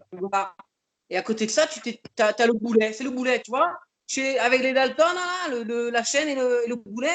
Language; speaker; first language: French; native; French